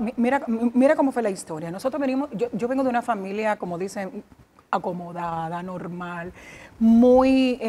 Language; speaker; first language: Spanish; native; Spanish